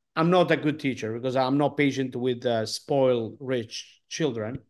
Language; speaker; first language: English; non-native, learner; Italian